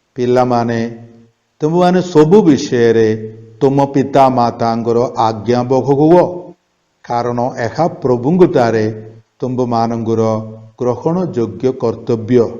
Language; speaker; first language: Odia; non-native, local second language; Malayalam